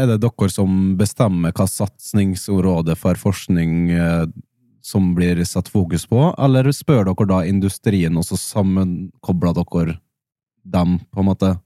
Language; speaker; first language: Norwegian; native; Norwegian